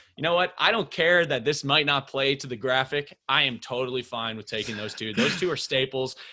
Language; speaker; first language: English; native; English